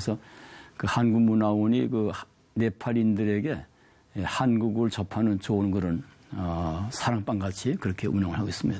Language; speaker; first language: Korean; native; Korean